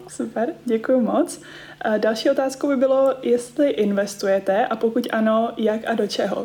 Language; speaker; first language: Czech; native; Czech